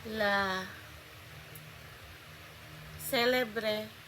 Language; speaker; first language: Spanish; non-native, learner; Filipino